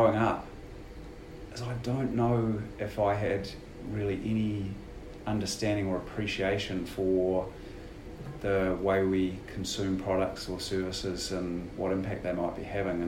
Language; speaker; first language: English; native; English